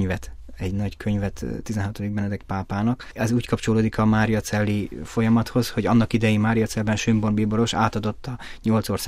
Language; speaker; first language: Hungarian; native; Hungarian